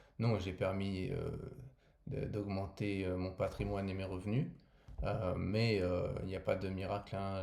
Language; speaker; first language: French; native; French